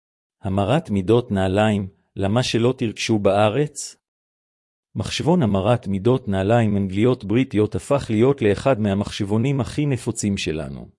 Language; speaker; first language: Hebrew; native; Hebrew